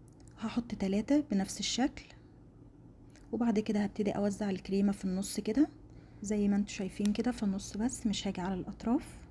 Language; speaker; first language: Arabic; native; Arabic